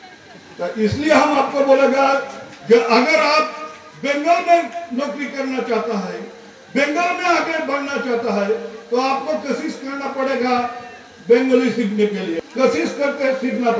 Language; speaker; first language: Hindi; non-native, local second language; Bangla